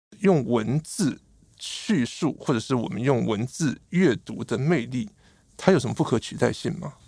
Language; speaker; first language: Chinese; native; Chinese